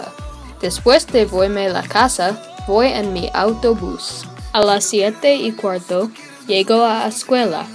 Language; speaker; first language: Spanish; non-native, learner; English